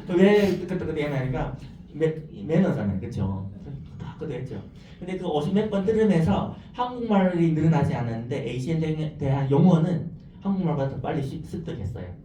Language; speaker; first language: Korean; non-native, fluent; Chinese